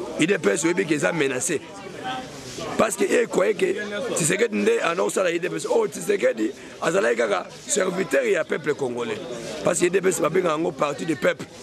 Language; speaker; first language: Lingala; native; Lingala